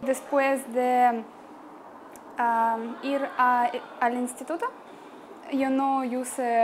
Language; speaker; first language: Spanish; non-native, learner; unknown